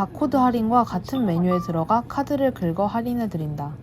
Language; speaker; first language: Korean; native; Korean